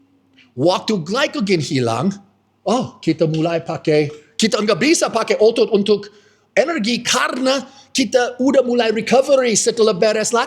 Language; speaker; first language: Indonesian; non-native, fluent; English